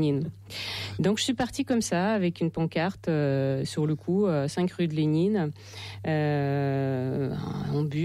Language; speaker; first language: French; non-native, fluent; Russian